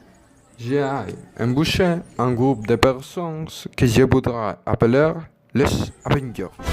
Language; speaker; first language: French; non-native, learner; Spanish